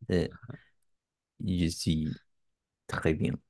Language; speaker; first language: French; non-native, learner; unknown